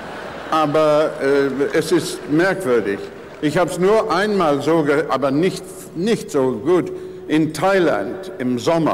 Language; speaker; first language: German; non-native, fluent; English